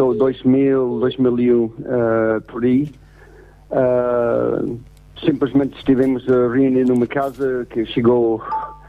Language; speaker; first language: Portuguese; non-native, fluent; English